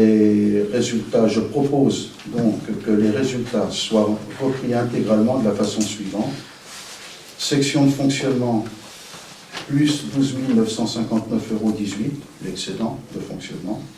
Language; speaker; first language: French; native; French